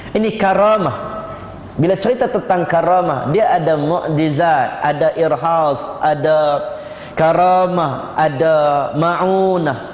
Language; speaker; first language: Malay; native; Malay